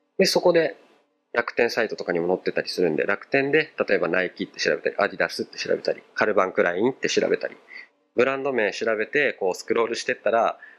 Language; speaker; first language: Japanese; early bilingual, other home language; Portuguese